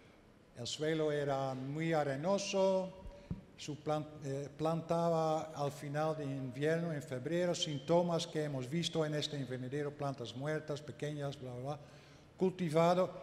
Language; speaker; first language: Spanish; non-native, learner; Dutch